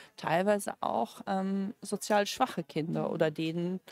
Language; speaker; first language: German; native; German